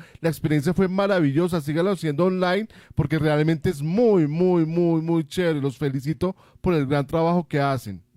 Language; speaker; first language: Spanish; native; Spanish